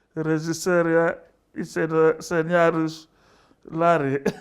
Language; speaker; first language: Polish; non-native, fluent; Igbo